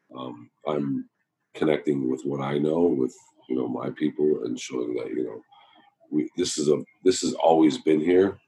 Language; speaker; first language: English; native; English